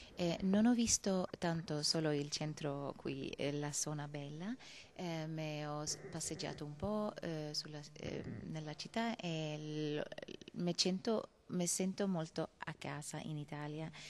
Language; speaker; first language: Italian; non-native, fluent; Swedish